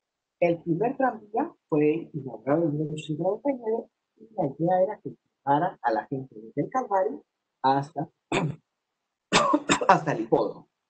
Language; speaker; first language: Spanish; native; Spanish